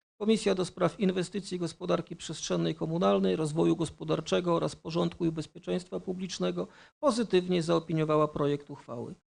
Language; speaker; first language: Polish; native; Polish